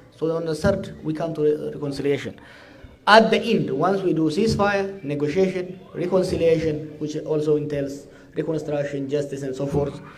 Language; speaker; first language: English; non-native, local second language; Amharic